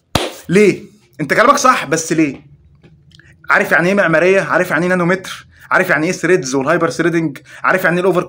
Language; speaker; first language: Arabic; native; Arabic